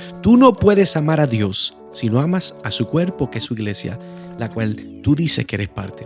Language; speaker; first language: Spanish; native; Spanish